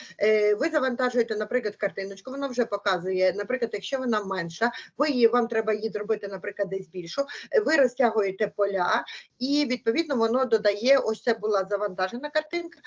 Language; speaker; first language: Ukrainian; native; Ukrainian